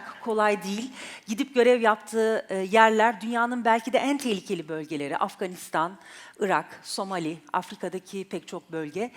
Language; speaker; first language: Turkish; native; Turkish